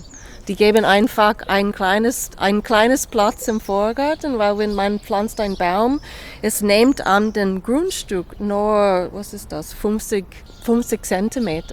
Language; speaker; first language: German; non-native, fluent; English